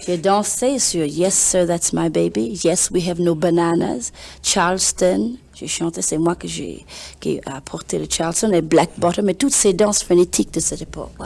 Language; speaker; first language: French; non-native, fluent; English